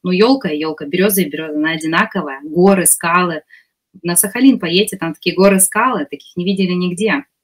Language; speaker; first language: Russian; native; Russian